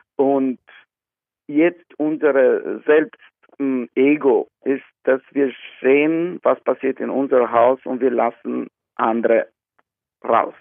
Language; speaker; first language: German; non-native, learner; Albanian